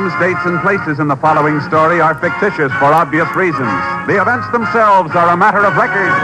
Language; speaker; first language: English; native; English